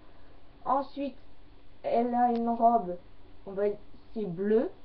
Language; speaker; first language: French; native; French